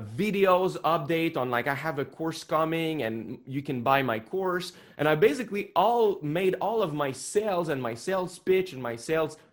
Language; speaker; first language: English; non-native, fluent; French